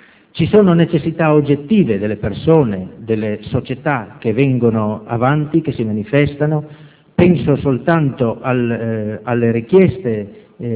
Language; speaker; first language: Italian; native; Italian